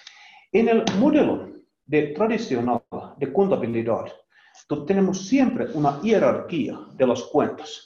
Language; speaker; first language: Spanish; non-native, learner; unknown